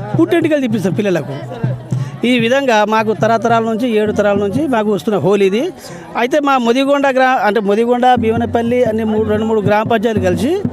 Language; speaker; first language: Telugu; non-native, local second language; Lambadi